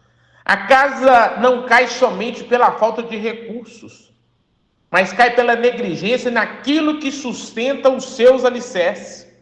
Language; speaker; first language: Portuguese; native; Portuguese